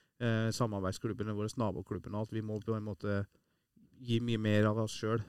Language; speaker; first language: Norwegian; early bilingual, other home language; Persian